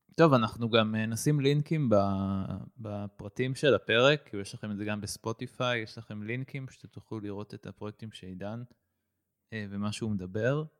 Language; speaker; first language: Hebrew; native; Hebrew